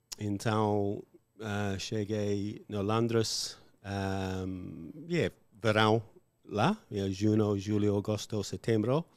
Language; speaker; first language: Portuguese; non-native, learner; English